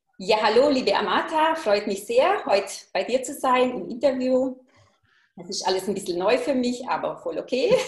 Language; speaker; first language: German; early bilingual, heritage; German